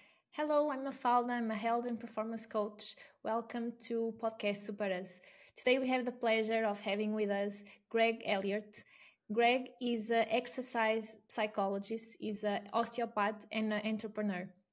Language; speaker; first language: English; non-native, fluent; Portuguese